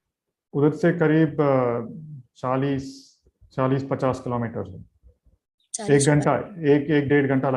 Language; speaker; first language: Hindi; non-native, local second language; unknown